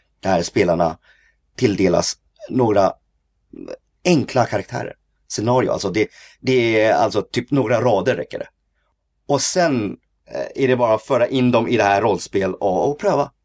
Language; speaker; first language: Swedish; early bilingual, other home language; Cantonese